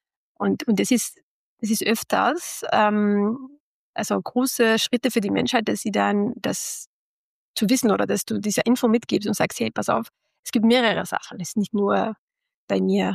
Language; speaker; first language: German; non-native, fluent; Arabic